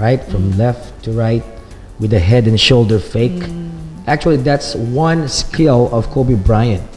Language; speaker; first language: English; non-native, local second language; Filipino